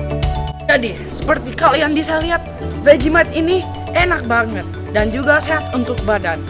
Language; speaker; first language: Indonesian; non-native, fluent; English